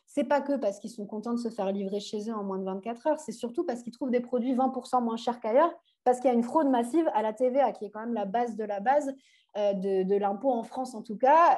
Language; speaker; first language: French; native; French